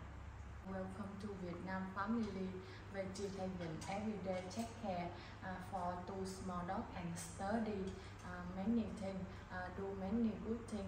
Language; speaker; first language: English; non-native, learner; Vietnamese